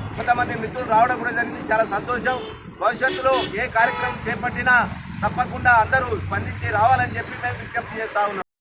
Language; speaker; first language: Telugu; non-native, local second language; Lambadi